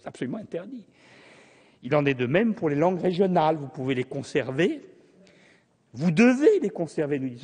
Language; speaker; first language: French; native; French